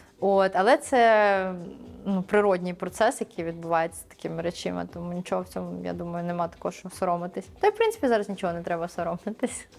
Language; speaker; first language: Ukrainian; early bilingual, other home language; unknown